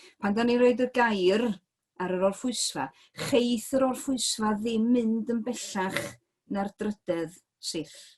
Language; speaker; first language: Welsh; native; Welsh